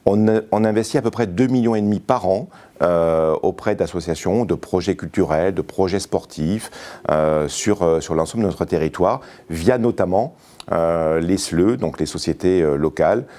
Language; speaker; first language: French; native; French